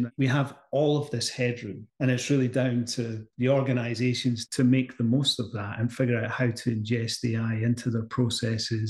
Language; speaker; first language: English; native; English